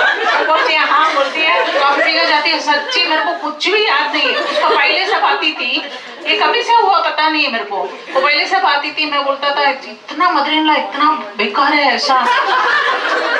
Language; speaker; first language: Hindi; non-native, local second language; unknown